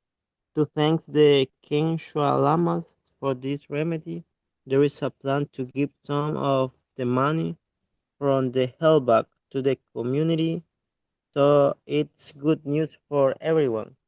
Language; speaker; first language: English; non-native, learner; Spanish